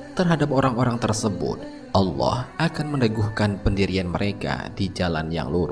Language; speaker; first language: Indonesian; native; Indonesian